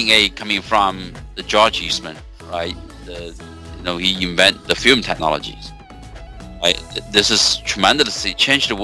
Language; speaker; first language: English; non-native, fluent; Chinese